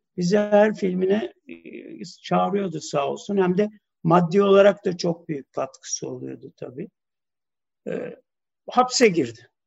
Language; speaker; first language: Turkish; early bilingual, heritage; Turkish